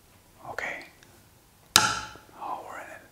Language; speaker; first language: English; native; English